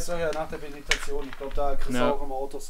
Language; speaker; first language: German; native; German